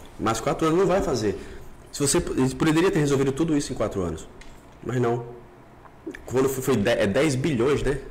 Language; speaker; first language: Portuguese; native; Portuguese